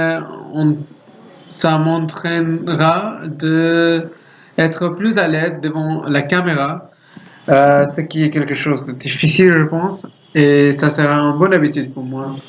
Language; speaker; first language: French; non-native, learner; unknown